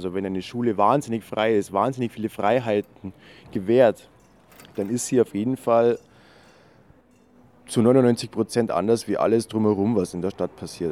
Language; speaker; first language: German; native; German